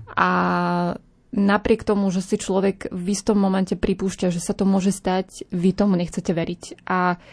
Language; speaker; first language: Slovak; native; Slovak